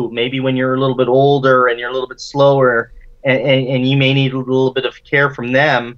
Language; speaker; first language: English; native; English